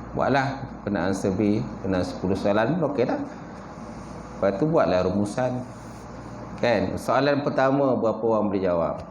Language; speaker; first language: Malay; native; Malay